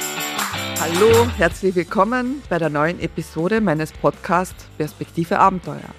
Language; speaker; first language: German; native; German